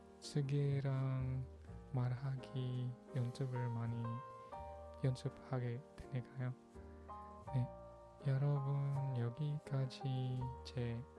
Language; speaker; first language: Korean; non-native, learner; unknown